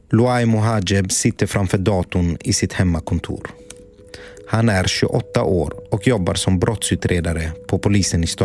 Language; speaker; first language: Swedish; native; Swedish